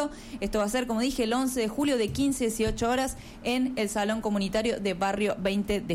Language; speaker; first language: Spanish; native; Spanish